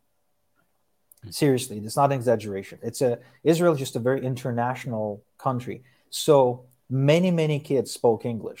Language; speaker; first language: English; early bilingual, other home language; Ukrainian